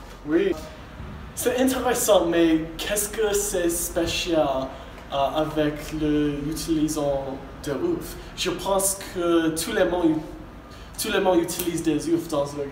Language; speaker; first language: French; non-native, learner; English